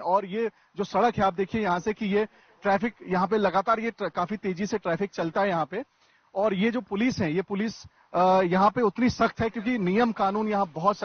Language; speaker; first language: Hindi; native; Hindi